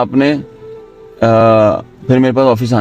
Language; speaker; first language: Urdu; non-native, local second language; Punjabi